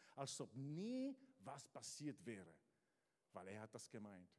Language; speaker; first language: German; non-native, fluent; Italian